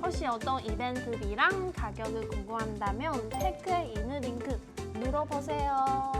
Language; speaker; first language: Korean; non-native, learner; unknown